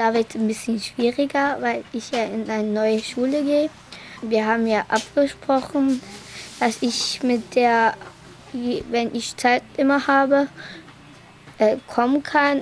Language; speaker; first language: German; early bilingual, other home language; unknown